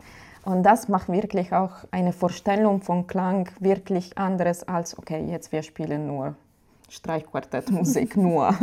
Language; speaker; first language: German; non-native, fluent; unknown